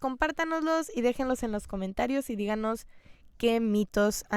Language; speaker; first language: Spanish; native; Spanish